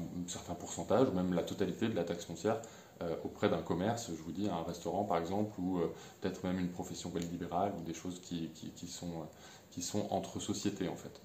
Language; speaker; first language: French; native; French